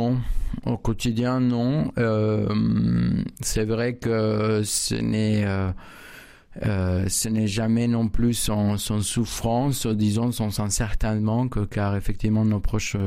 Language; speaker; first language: French; non-native, fluent; Spanish